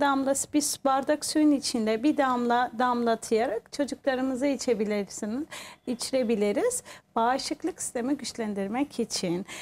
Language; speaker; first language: Turkish; non-native, fluent; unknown